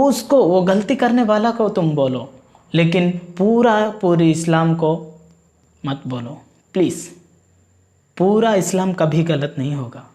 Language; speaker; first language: Hindi; non-native, local second language; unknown